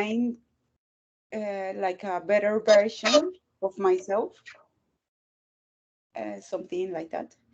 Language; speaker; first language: English; non-native, learner; Spanish